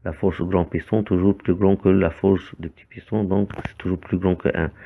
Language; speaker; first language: French; non-native, fluent; Arabic